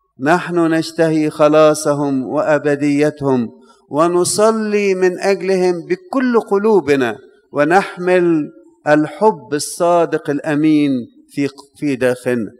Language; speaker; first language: Arabic; native; Arabic